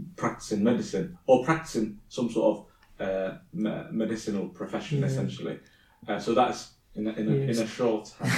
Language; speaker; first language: English; early bilingual, other home language; Somali